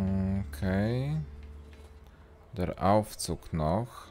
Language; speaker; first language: German; non-native, learner; Polish